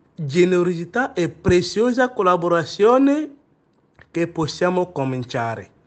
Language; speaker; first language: Italian; non-native, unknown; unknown